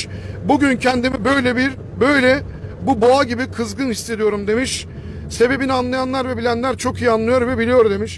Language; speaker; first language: Turkish; native; Turkish